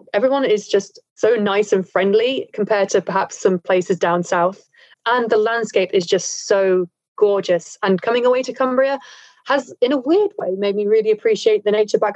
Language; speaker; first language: English; native; English